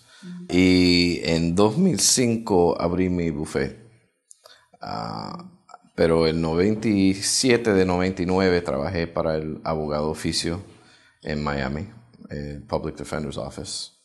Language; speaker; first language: Spanish; early bilingual, heritage; Spanish